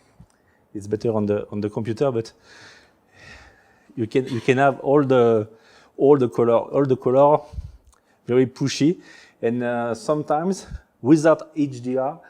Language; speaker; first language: English; non-native, learner; French